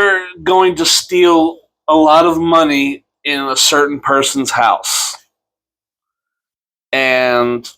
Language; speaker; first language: English; native; English